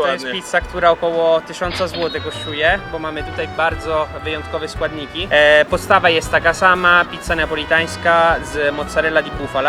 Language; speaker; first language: Polish; non-native, learner; Italian